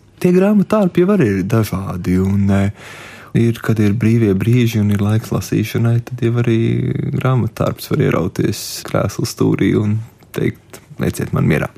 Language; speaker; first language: Latvian; native; Latvian